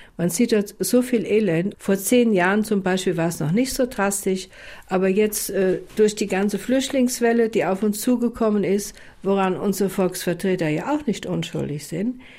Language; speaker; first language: German; native; German